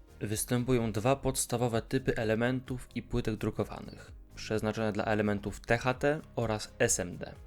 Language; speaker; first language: Polish; native; Polish